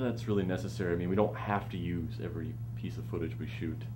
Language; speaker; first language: English; native; English